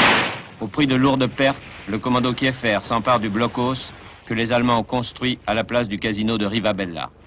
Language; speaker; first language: French; native; French